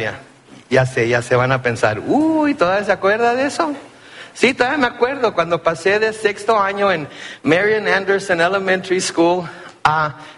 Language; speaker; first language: Spanish; early bilingual, heritage; Spanish